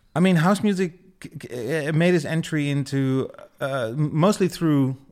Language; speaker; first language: English; non-native, fluent; Dutch